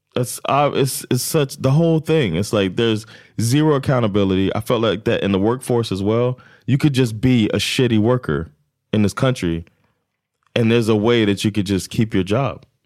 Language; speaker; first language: English; native; English